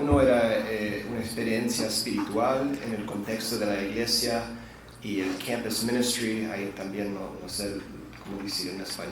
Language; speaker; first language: Spanish; non-native, fluent; English